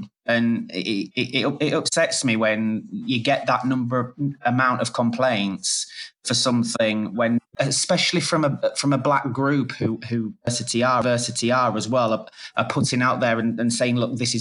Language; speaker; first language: English; native; English